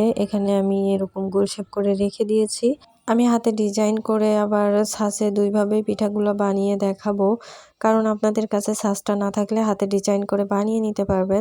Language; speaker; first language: Bangla; native; Bangla